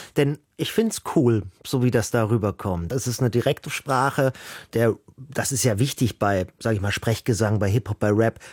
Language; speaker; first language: German; native; German